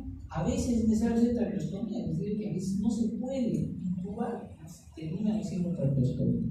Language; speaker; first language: Spanish; native; Spanish